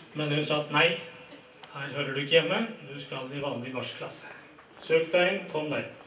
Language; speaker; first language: Norwegian; early bilingual, other home language; Urdu